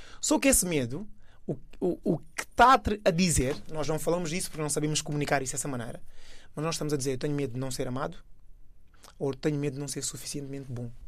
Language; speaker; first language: Portuguese; early bilingual, other home language; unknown